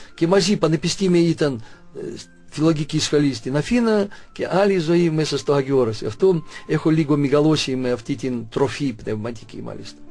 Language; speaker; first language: Greek; non-native, fluent; Russian